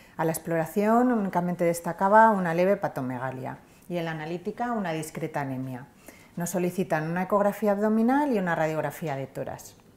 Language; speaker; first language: Spanish; native; Spanish